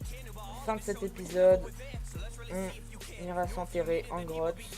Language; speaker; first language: French; native; French